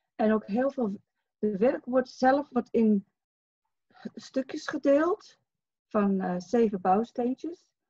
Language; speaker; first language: Dutch; non-native, fluent; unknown